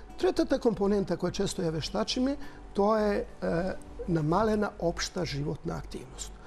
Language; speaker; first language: Macedonian; native; Macedonian